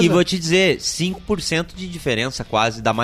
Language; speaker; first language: Portuguese; native; Portuguese